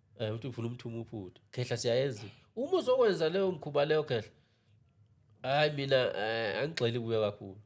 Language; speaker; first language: Zulu; native; Zulu